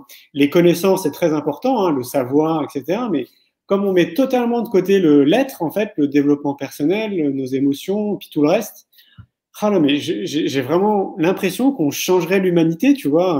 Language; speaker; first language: French; native; French